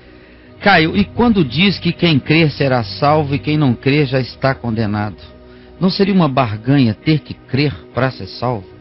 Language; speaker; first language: Portuguese; native; Portuguese